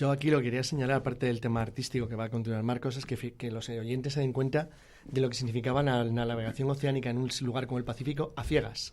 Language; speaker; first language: Spanish; native; Spanish